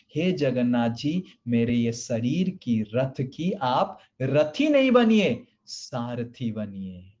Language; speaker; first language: Hindi; non-native, local second language; Odia